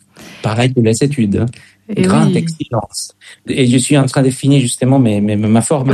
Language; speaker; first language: French; non-native, fluent; Spanish